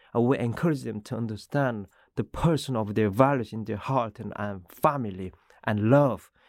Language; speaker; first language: English; non-native, learner; Korean